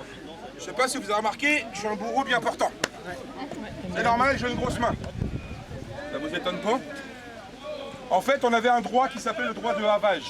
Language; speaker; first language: French; native; French